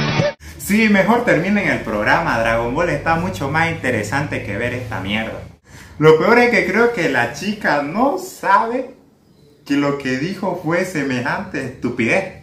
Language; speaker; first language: Spanish; native; Spanish